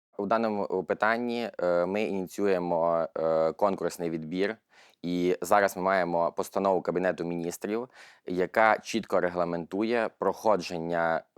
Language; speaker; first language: Ukrainian; native; Ukrainian